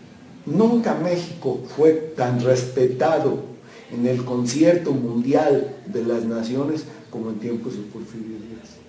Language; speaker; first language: Spanish; native; Spanish